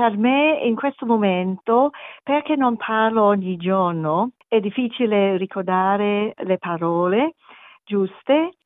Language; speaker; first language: Italian; non-native, learner; English